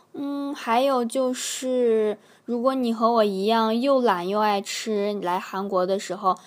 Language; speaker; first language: Chinese; native; Chinese